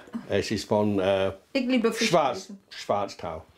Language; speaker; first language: German; non-native, learner; English